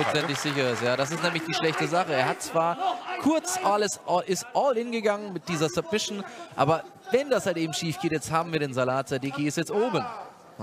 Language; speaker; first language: German; native; German